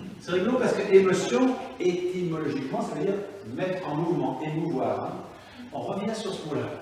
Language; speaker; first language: French; native; French